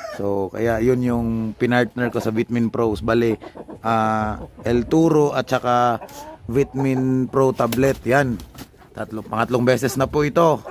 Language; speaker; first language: Filipino; non-native, local second language; Cebuano